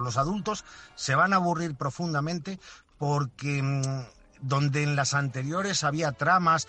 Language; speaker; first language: Spanish; native; Spanish